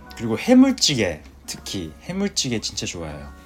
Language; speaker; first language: Korean; non-native, fluent; Japanese